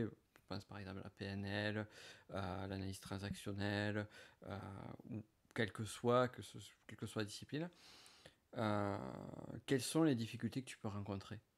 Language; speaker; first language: French; native; French